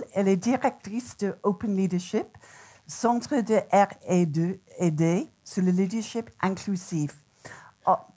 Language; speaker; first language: French; non-native, fluent; English